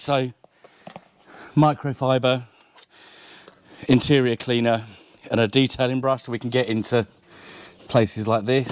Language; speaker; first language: English; native; English